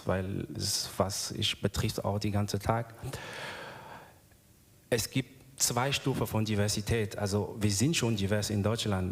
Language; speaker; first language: German; non-native, learner; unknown